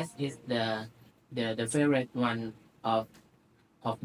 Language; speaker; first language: English; non-native, learner; Thai